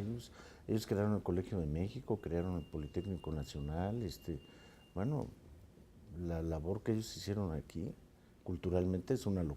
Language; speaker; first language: Spanish; native; Spanish